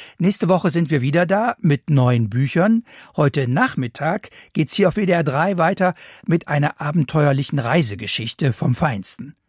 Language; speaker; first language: German; native; German